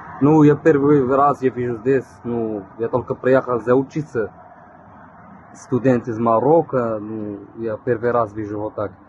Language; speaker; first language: Russian; non-native, learner; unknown